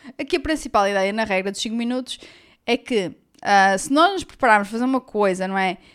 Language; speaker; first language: Portuguese; native; Portuguese